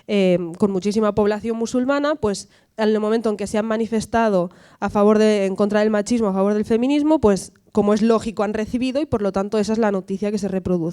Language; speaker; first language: Spanish; native; Spanish